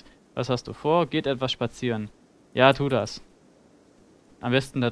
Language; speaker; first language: German; native; German